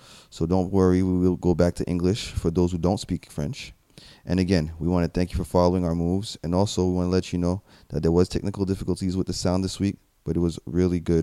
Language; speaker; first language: English; early bilingual, other home language; French